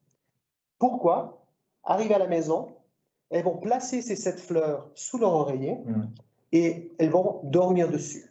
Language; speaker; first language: French; native; French